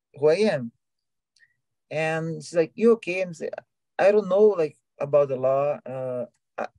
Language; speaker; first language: English; non-native, learner; Portuguese